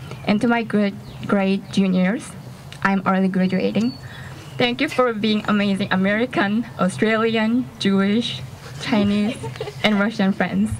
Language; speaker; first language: English; non-native, fluent; Korean